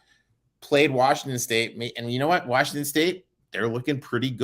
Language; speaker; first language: English; native; English